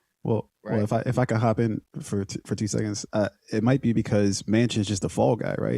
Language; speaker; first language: English; native; English